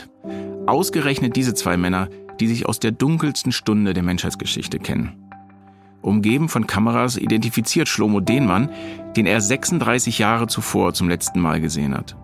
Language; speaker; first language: German; native; German